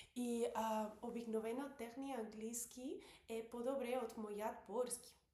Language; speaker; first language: Bulgarian; non-native, learner; Spanish